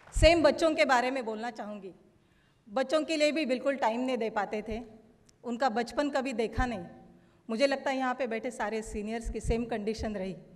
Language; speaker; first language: Hindi; non-native, local second language; Marathi